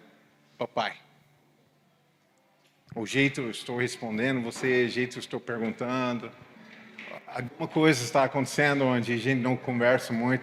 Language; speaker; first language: Portuguese; non-native, fluent; English